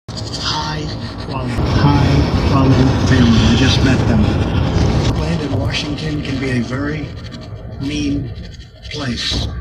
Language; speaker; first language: English; native; English